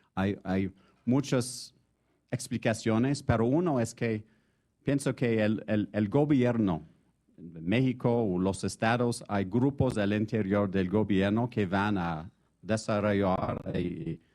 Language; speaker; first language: Spanish; non-native, fluent; French